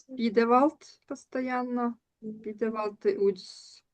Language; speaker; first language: Estonian; non-native, learner; Russian